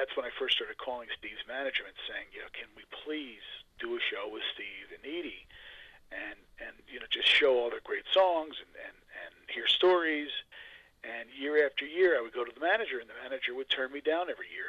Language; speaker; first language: English; native; English